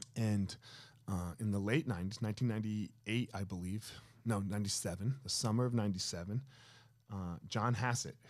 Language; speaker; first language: English; native; English